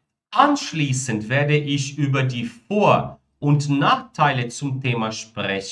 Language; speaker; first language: German; non-native, fluent; Portuguese